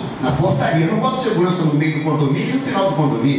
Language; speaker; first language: Portuguese; native; Portuguese